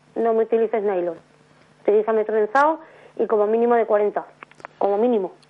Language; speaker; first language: Spanish; native; Spanish